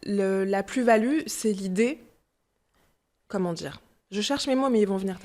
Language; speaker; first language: French; early bilingual, other home language; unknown